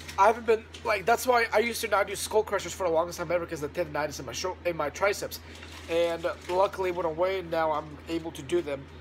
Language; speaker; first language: English; early bilingual, other home language; Russian